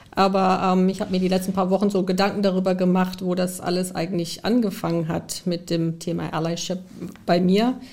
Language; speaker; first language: German; early bilingual, heritage; German